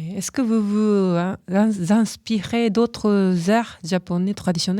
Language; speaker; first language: French; non-native, fluent; Japanese